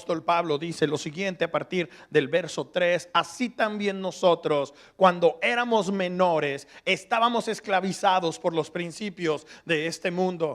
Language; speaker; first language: Spanish; early bilingual, heritage; Spanish